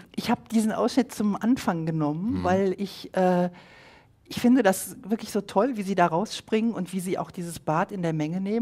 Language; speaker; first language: German; native; German